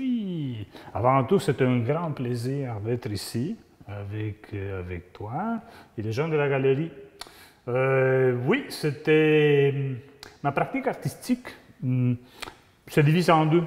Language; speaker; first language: French; non-native, fluent; Spanish